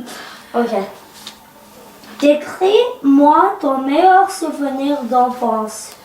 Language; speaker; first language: French; early bilingual, other home language; Arabic